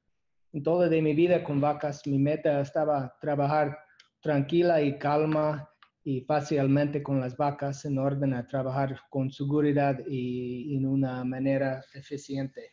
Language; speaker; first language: Spanish; non-native, learner; English